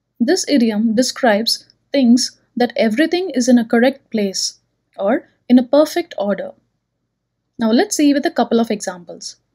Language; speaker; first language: English; non-native, local second language; Telugu